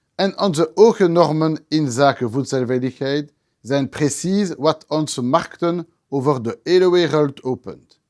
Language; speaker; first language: Dutch; non-native, local second language; French